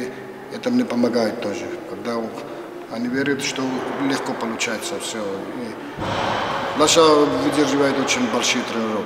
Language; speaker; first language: Russian; non-native, fluent; Georgian